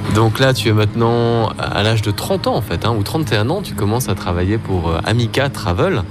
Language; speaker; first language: French; native; French